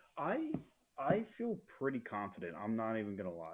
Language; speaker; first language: English; native; English